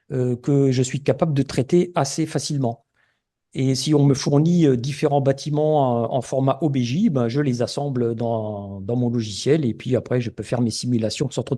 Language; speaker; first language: French; native; French